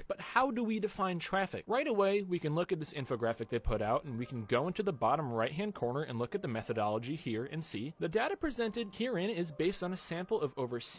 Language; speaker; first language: English; native; English